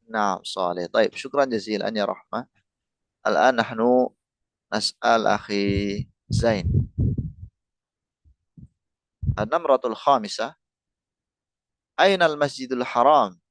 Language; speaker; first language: Arabic; non-native, fluent; Indonesian